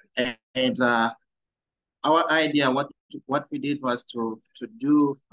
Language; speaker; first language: English; non-native, fluent; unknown